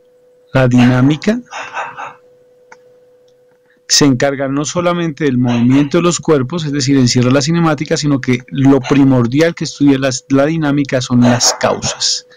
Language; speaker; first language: Spanish; native; Spanish